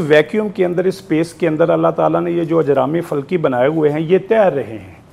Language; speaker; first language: Urdu; non-native, local second language; Punjabi